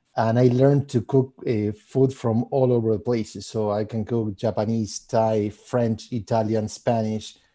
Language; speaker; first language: English; non-native, fluent; Spanish